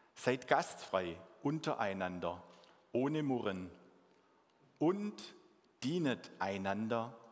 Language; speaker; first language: German; non-native, local second language; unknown